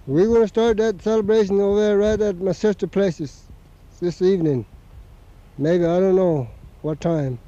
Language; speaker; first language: English; native; English